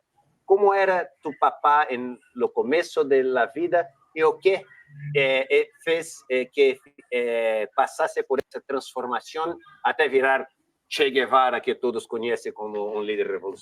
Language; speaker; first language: Spanish; non-native, learner; Portuguese